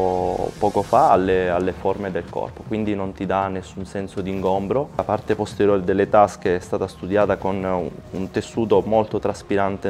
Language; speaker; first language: Italian; native; Italian